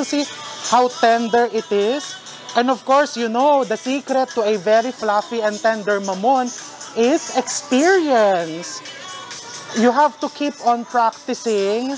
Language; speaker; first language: English; non-native, local second language; Filipino